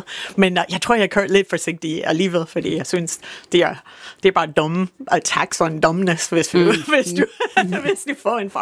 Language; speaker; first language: Danish; non-native, fluent; English